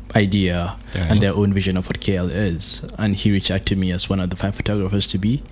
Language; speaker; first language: English; non-native, local second language; Hausa